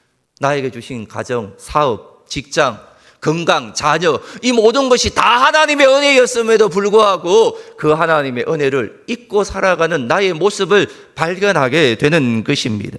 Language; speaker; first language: Korean; native; Korean